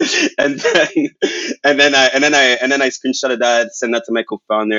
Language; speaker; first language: English; non-native, fluent; French